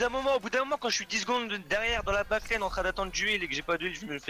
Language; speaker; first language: French; native; French